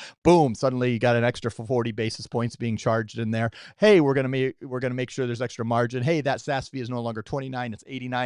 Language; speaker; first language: English; native; English